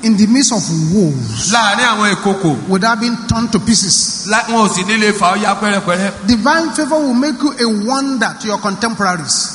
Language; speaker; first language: English; non-native, local second language; Yoruba